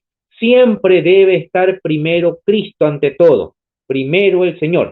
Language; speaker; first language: Spanish; native; Spanish